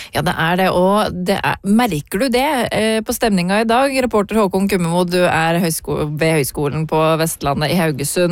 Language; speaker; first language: Norwegian; native; Norwegian